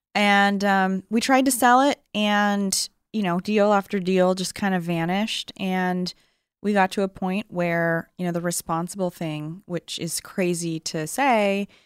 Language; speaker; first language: English; native; English